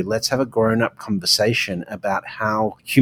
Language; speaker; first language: English; native; English